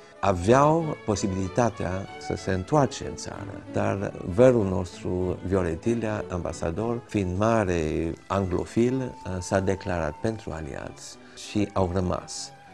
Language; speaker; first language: Romanian; early bilingual, heritage; Romanian